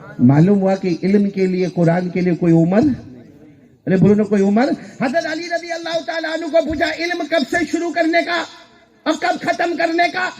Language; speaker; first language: Urdu; non-native, local second language; Gujarati